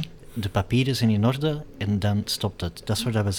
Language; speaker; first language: Dutch; native; Dutch